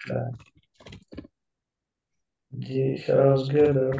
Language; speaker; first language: German; non-native, learner; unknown